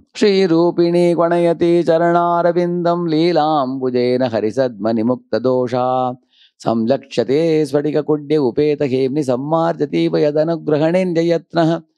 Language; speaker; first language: Hindi; non-native, local second language; Telugu